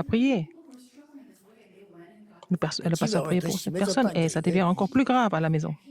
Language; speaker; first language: French; non-native, fluent; Korean